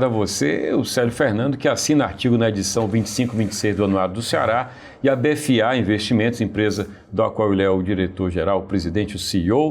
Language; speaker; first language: Portuguese; native; Portuguese